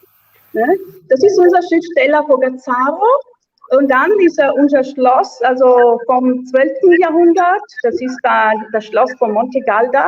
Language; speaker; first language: German; non-native, fluent; Italian